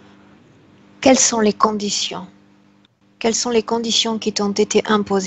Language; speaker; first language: French; native; French